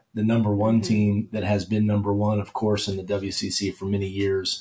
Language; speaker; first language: English; native; English